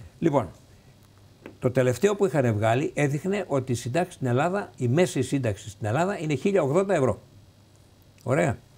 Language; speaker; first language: Greek; native; Greek